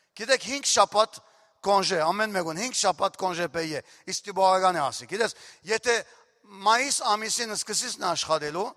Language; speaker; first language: Armenian; early bilingual, heritage; Armenian